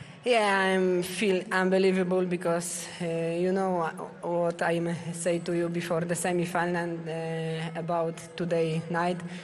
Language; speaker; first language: English; non-native, learner; Polish